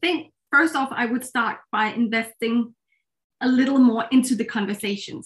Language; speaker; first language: English; non-native, fluent; Danish